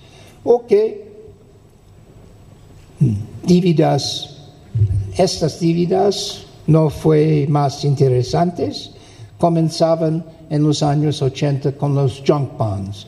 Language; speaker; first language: Spanish; non-native, fluent; English